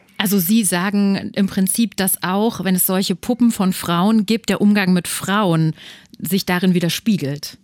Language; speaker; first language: German; native; German